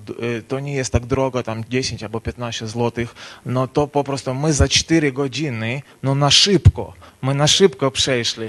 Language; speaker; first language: Polish; non-native, learner; Ukrainian